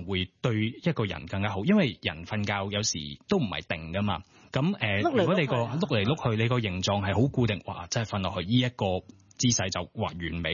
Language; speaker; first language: Cantonese; native; Cantonese